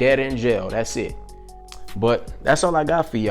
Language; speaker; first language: English; native; English